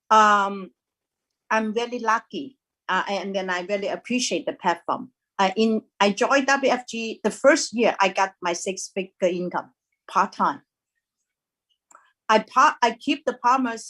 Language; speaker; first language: English; non-native, learner; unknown